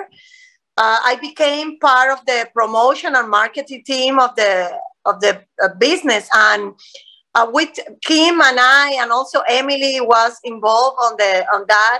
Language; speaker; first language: English; non-native, fluent; Spanish